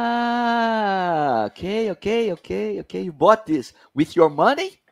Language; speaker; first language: English; non-native, fluent; Portuguese